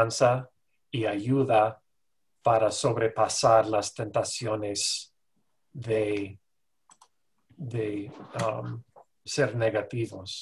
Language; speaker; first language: Spanish; non-native, fluent; English